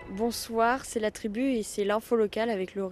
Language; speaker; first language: French; native; French